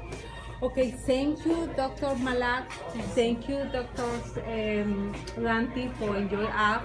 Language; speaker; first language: English; non-native, learner; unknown